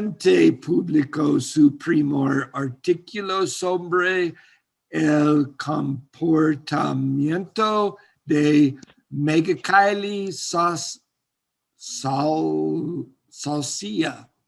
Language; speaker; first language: Spanish; non-native, learner; English